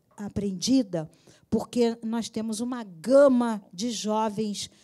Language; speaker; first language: Portuguese; native; Portuguese